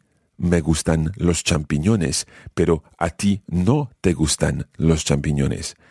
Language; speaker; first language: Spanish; non-native, fluent; English